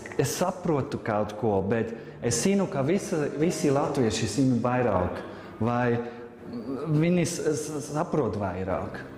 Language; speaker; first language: Latvian; non-native, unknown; German